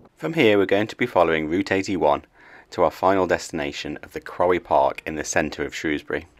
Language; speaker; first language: English; native; English